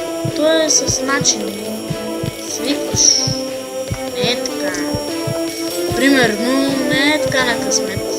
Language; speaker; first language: Bulgarian; native; Bulgarian